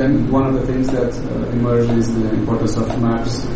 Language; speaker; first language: English; non-native, fluent; Portuguese